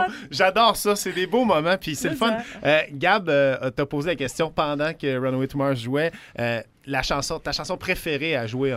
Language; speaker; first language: French; native; French